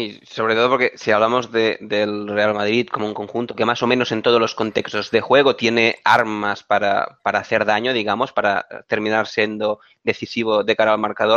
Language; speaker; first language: Spanish; native; Spanish